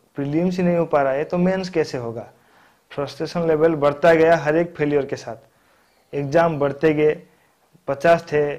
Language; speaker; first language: Hindi; non-native, local second language; Odia